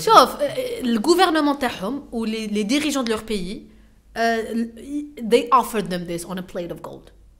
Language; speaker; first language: French; non-native, local second language; Arabic